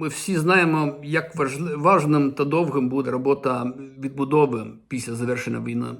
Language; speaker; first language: Ukrainian; non-native, fluent; Estonian